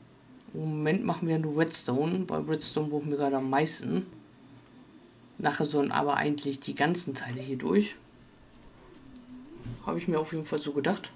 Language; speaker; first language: German; native; German